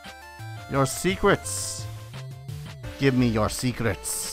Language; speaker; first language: English; native; English